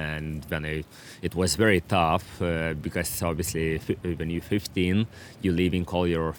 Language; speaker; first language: English; non-native, fluent; Lithuanian